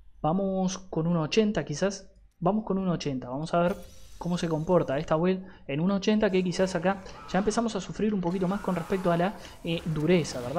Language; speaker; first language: Spanish; native; Spanish